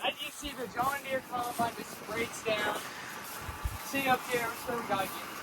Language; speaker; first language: English; native; English